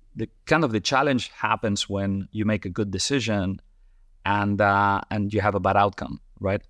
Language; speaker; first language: English; non-native, fluent; Spanish